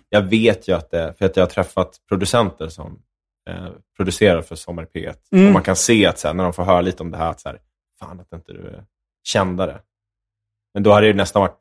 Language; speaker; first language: Swedish; native; Swedish